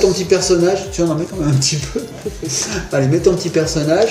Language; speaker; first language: French; native; French